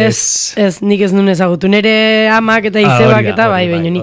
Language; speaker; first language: Basque; native; Basque